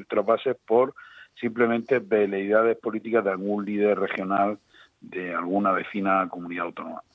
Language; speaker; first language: Spanish; native; Spanish